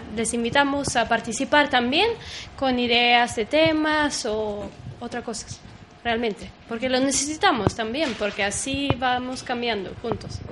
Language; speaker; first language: Spanish; non-native, fluent; Swedish